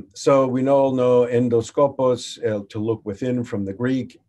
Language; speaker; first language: English; native; English